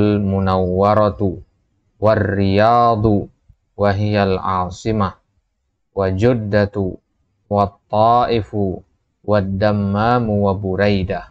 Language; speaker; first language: Arabic; non-native, fluent; Indonesian